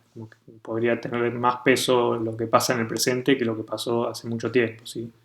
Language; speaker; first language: Spanish; native; Spanish